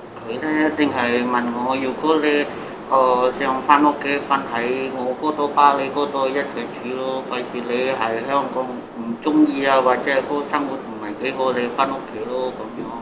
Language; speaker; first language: Cantonese; non-native, fluent; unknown